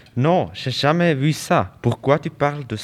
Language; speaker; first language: French; non-native, learner; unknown